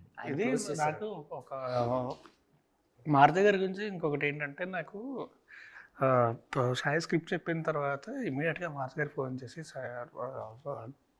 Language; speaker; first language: Telugu; native; Telugu